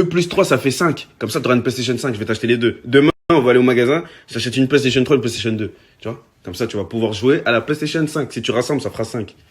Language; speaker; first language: French; native; French